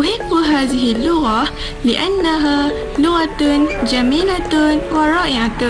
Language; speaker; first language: Arabic; non-native, learner; Malay